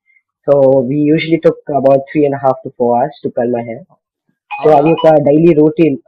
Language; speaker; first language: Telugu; non-native, learner; Kannada